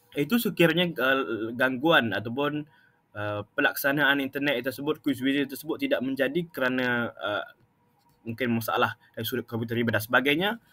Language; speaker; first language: Malay; native; Malay